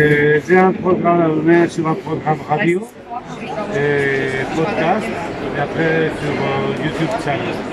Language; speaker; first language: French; non-native, fluent; Spanish